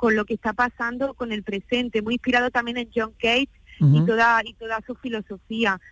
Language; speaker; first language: Spanish; native; Spanish